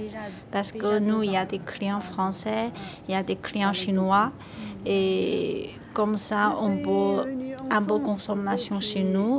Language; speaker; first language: French; non-native, learner; Chinese